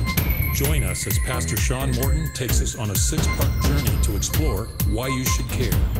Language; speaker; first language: English; native; English